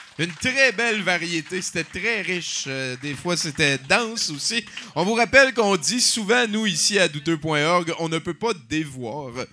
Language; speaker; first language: French; native; French